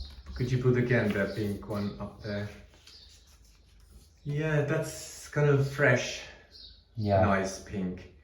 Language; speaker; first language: English; non-native, fluent; Finnish